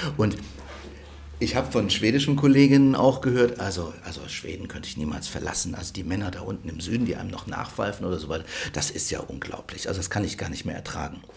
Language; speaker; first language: German; native; German